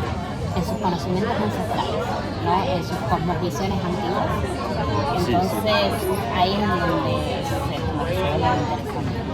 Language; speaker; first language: Spanish; native; Spanish